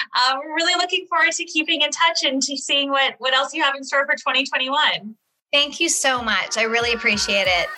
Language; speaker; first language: English; native; English